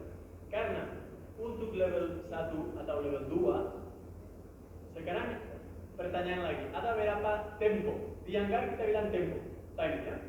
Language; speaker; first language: Indonesian; non-native, learner; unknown